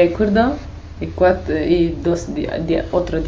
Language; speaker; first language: Spanish; non-native, learner; Kurdish